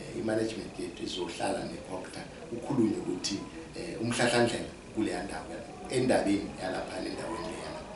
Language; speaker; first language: Zulu; non-native, local second language; Northern Sotho